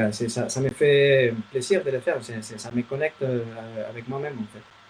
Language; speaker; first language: French; non-native, fluent; Spanish